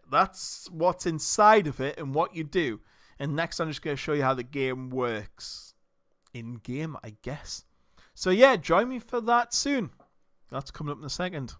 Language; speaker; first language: English; native; English